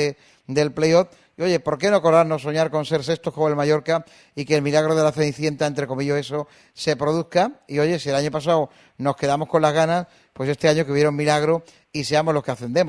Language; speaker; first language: Spanish; native; Spanish